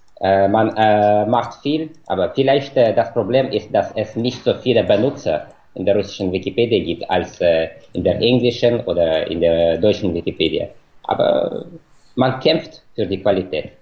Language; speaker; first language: German; non-native, fluent; Russian